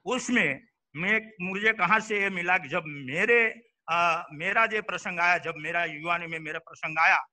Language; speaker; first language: Hindi; non-native, local second language; Gujarati